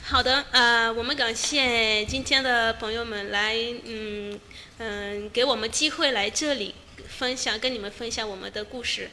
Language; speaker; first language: Chinese; non-native, fluent; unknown